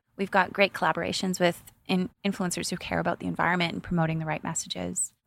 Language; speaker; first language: English; native; English